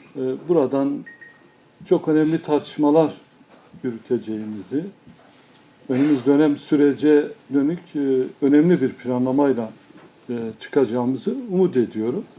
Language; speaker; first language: Turkish; non-native, local second language; Kurdish